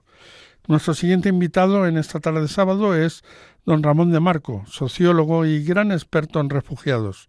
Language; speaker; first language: Spanish; native; Spanish